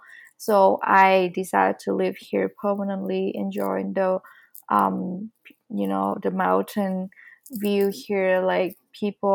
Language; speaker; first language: English; non-native, fluent; Vietnamese